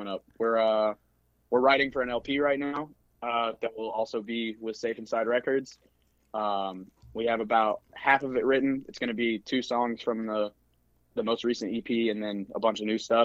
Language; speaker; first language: English; native; English